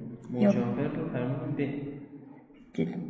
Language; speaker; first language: Persian; native; Persian